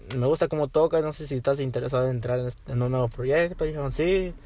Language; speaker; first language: Spanish; early bilingual, heritage; Spanish